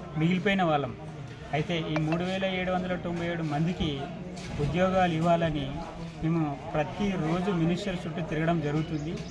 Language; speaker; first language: Telugu; native; Telugu